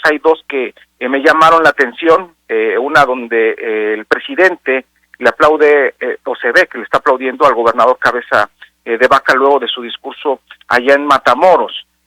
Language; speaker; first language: Spanish; native; Spanish